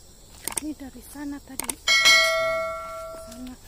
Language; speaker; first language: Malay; non-native, learner; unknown